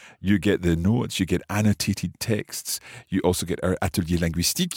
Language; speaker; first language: English; native; English